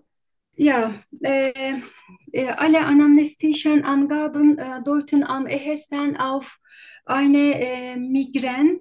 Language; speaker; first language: German; non-native, learner; Turkish